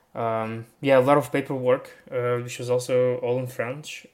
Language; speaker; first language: English; non-native, fluent; Russian